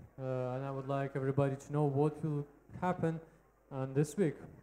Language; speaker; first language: English; non-native, fluent; Russian